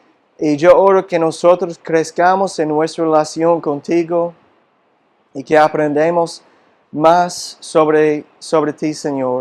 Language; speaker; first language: Spanish; non-native, fluent; English